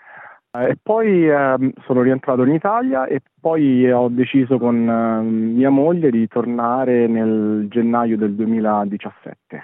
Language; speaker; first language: Italian; native; Italian